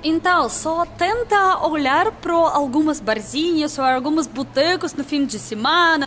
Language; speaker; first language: Portuguese; non-native, learner; Russian